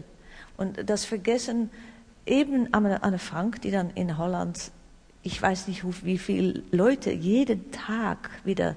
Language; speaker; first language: German; non-native, learner; Dutch